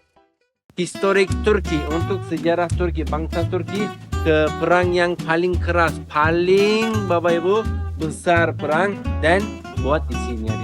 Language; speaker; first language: Indonesian; non-native, learner; Turkish